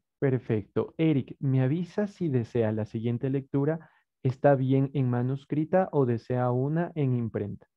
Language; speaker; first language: Spanish; native; Spanish